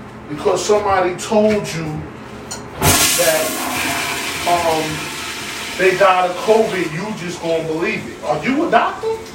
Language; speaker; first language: English; native; English